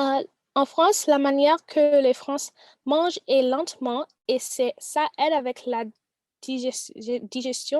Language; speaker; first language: French; non-native, learner; English